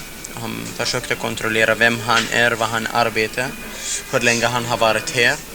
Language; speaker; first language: Swedish; non-native, fluent; Arabic